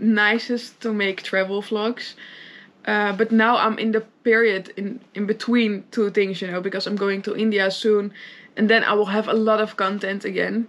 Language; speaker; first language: English; non-native, fluent; Dutch